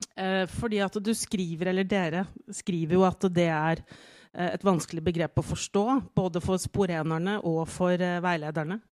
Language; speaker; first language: Norwegian; native; Norwegian